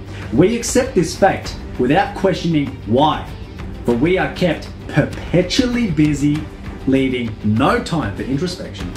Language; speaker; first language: English; native; English